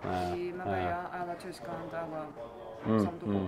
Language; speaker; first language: Swedish; non-native, fluent; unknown